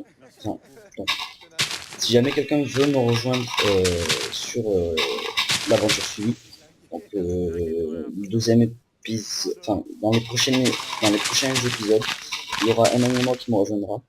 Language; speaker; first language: French; native; French